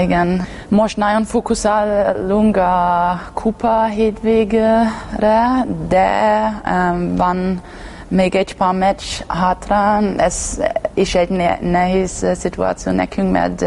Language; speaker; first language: Hungarian; non-native, learner; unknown